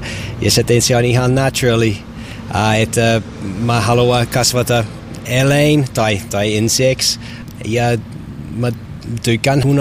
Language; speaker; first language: Finnish; non-native, learner; English